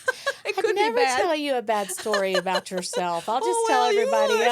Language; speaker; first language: English; native; English